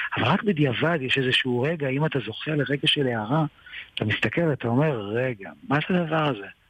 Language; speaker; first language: Hebrew; early bilingual, other home language; Georgian